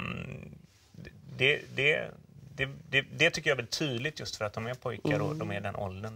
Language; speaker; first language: Swedish; native; Swedish